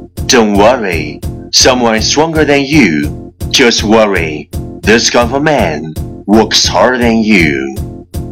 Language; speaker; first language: English; non-native, fluent; Chinese